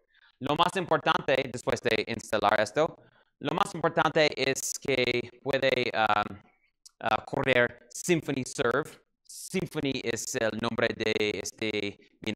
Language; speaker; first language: Spanish; non-native, learner; English